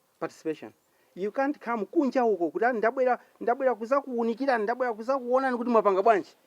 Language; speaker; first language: Nyanja; native; Nyanja